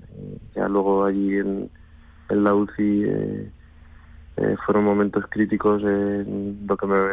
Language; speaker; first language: Spanish; native; Spanish